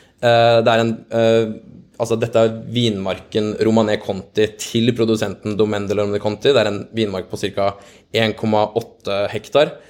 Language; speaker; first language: Norwegian; native; Norwegian